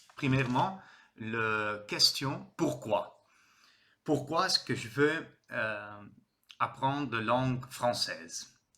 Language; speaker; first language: French; non-native, learner; Dutch